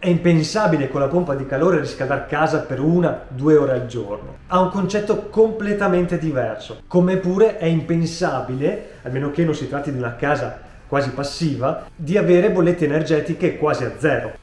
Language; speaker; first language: Italian; native; Italian